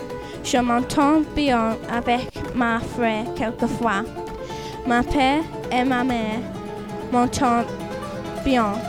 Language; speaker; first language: French; non-native, learner; English